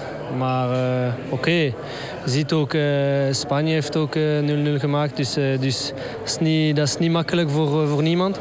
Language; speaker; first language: Dutch; non-native, local second language; French